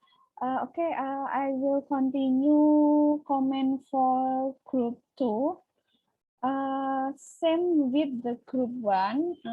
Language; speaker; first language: English; non-native, learner; Indonesian